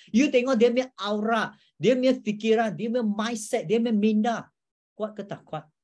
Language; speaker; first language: Malay; non-native, local second language; Chinese